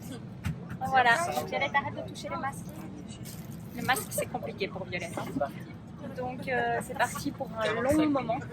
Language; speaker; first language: French; native; French